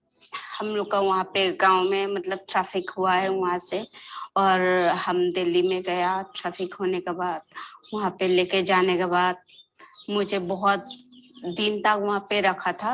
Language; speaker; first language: Hindi; non-native, local second language; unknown